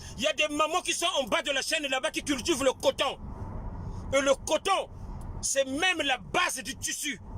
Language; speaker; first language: French; non-native, local second language; Lingala